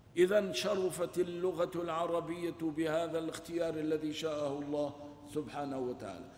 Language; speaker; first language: Arabic; non-native, local second language; Kurdish